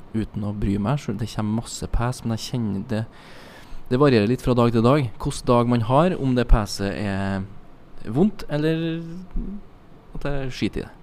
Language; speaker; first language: Norwegian; native; Norwegian